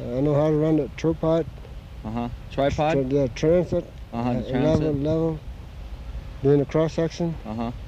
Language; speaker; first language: English; native; English